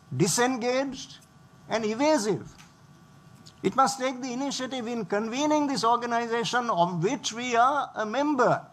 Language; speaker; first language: English; non-native, local second language; Sinhala